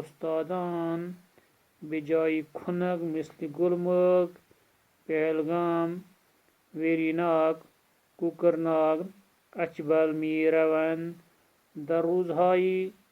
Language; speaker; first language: Persian; non-native, fluent; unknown